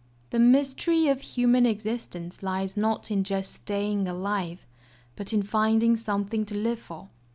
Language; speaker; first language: English; non-native, fluent; Chinese